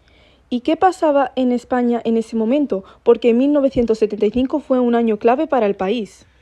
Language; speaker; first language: Spanish; early bilingual, other home language; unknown